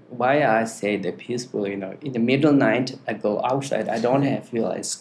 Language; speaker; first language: English; non-native, learner; Tibetan